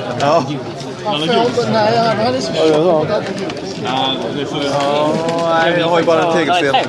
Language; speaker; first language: Swedish; native; Swedish